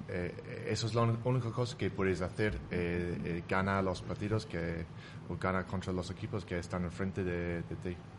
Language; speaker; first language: Spanish; non-native, fluent; English